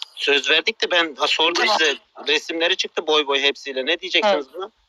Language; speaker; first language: Turkish; non-native, local second language; Kurdish